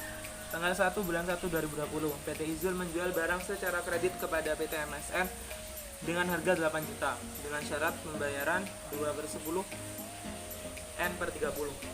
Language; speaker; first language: Indonesian; native; Indonesian